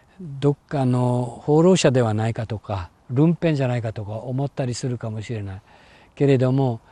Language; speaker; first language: Japanese; non-native, fluent; English